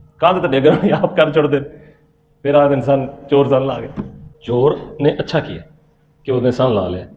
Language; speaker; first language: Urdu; non-native, local second language; Punjabi